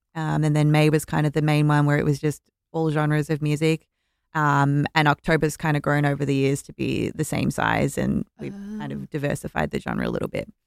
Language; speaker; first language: English; native; English